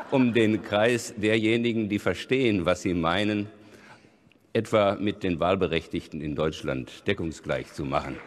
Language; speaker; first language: German; non-native, local second language; Low German